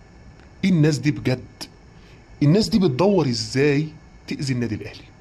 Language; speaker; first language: Arabic; native; Arabic